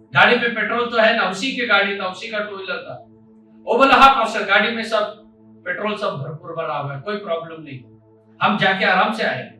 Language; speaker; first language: Hindi; non-native, local second language; Marathi